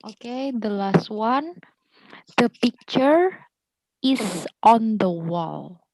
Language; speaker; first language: English; non-native, learner; Indonesian